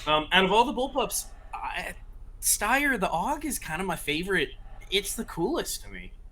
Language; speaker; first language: English; native; English